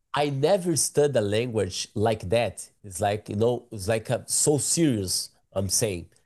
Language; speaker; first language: English; non-native, learner; Portuguese